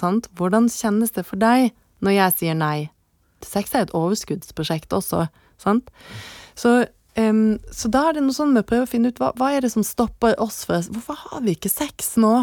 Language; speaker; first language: Norwegian; native; Norwegian